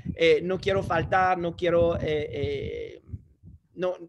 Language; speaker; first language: Spanish; non-native, fluent; English